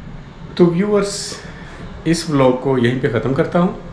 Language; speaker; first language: Hindi; native; Hindi